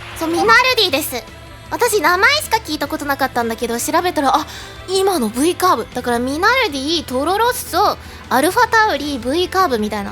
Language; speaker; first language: Japanese; native; Japanese